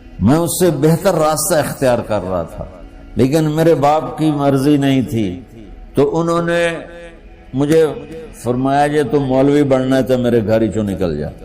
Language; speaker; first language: Urdu; non-native, local second language; Punjabi